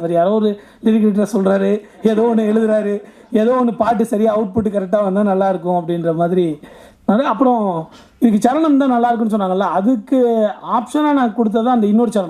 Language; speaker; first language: Tamil; native; Tamil